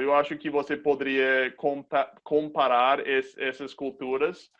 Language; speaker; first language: Portuguese; non-native, fluent; English